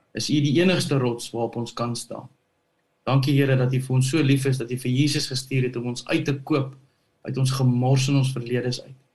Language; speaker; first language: Afrikaans; native; Afrikaans